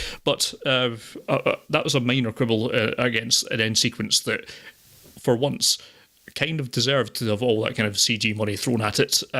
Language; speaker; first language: English; native; English